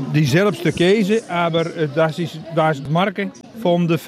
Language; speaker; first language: German; non-native, learner; Dutch